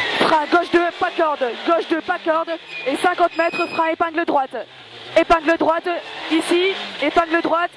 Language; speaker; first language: French; native; French